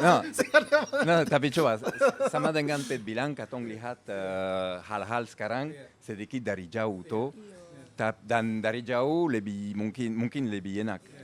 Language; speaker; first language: Indonesian; non-native, fluent; French